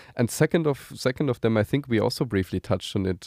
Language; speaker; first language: English; non-native, fluent; German